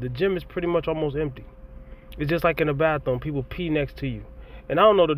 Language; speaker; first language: English; native; English